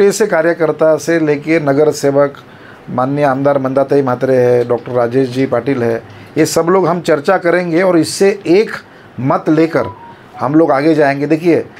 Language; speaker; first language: Hindi; non-native, local second language; Marathi